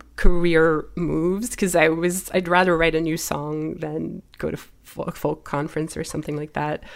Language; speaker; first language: English; early bilingual, other home language; German